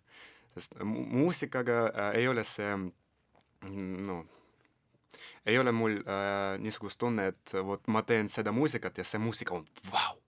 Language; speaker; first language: Estonian; non-native, local second language; Russian